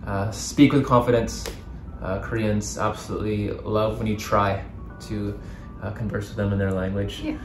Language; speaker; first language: English; native; English